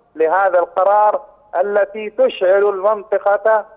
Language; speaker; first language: Arabic; non-native, fluent; Urdu